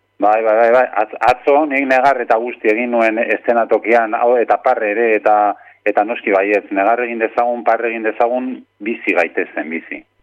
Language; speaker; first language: Basque; non-native, local second language; Spanish